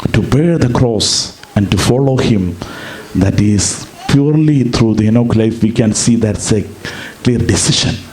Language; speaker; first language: English; non-native, local second language; Malayalam